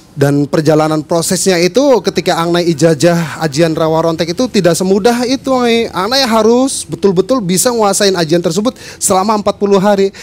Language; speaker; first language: Indonesian; non-native, local second language; Sundanese